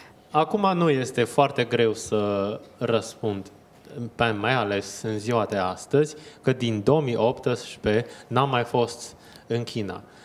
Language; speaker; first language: Romanian; non-native, fluent; Chinese